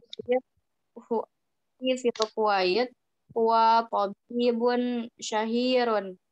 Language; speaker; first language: Arabic; non-native, learner; Indonesian